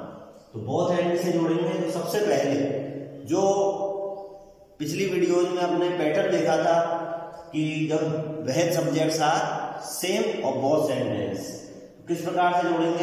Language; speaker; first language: Hindi; native; Hindi